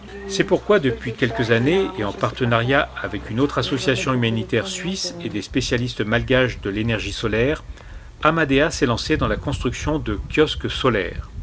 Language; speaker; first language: French; native; French